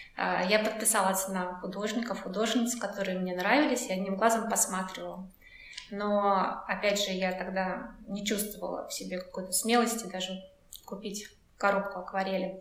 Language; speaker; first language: Russian; native; Russian